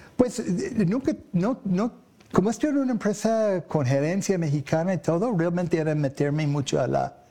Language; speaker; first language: Spanish; non-native, fluent; English